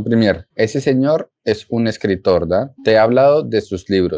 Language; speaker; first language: Spanish; non-native, fluent; Russian